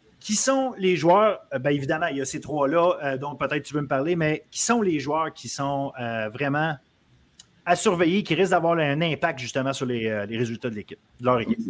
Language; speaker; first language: French; native; French